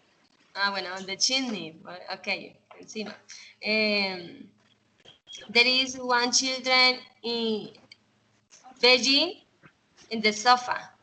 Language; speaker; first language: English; non-native, learner; Spanish